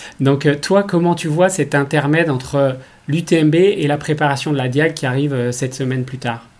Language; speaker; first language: French; native; French